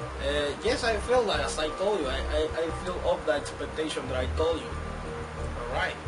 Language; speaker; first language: English; non-native, fluent; Spanish